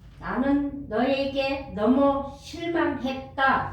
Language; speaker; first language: Korean; non-native, learner; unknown